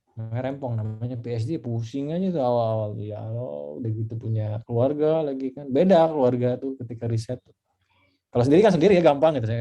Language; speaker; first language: Indonesian; non-native, local second language; Sundanese